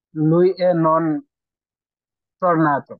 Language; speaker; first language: Italian; non-native, learner; Bangla